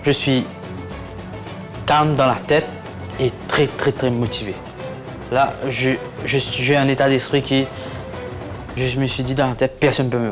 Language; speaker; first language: French; non-native, local second language; Morisyen